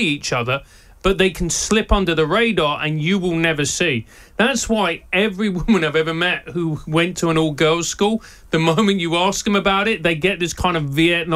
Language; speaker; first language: English; non-native, local second language; Spanish